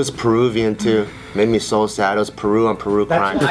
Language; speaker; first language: English; native; English